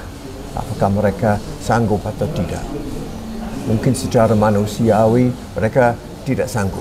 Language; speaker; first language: Indonesian; non-native, fluent; English